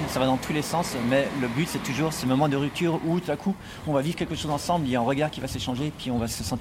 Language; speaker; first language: French; native; French